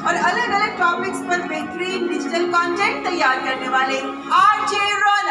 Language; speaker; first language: Hindi; native; Hindi